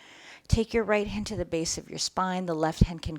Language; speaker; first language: English; native; English